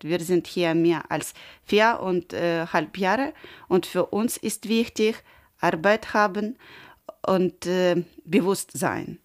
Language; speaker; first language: German; non-native, learner; Ukrainian